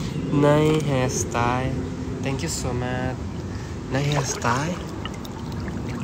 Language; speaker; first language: English; non-native, learner; Thai